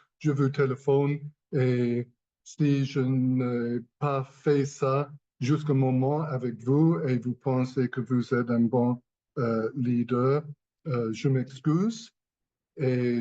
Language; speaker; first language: French; non-native, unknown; English